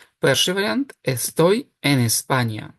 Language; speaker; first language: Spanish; non-native, fluent; Ukrainian